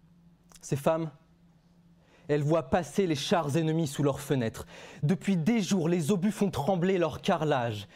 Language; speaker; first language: French; native; French